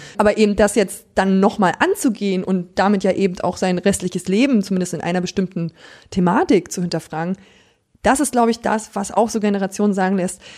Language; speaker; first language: German; native; German